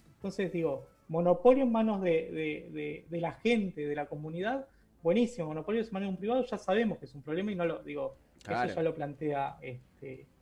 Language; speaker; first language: Spanish; native; Spanish